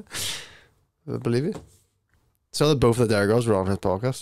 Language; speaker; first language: English; native; English